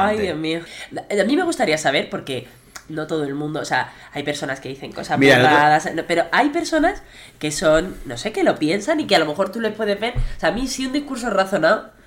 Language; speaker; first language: Spanish; native; Spanish